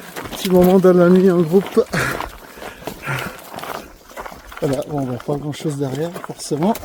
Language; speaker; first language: French; native; French